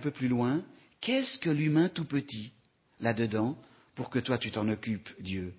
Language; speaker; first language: French; native; French